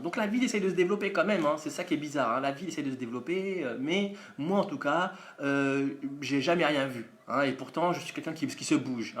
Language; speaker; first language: French; native; French